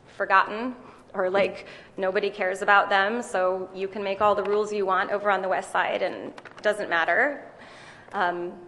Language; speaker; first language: English; native; English